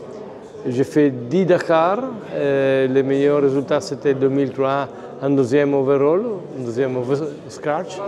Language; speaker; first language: French; non-native, fluent; Italian